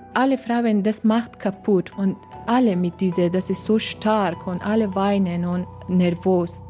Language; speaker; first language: German; non-native, learner; Persian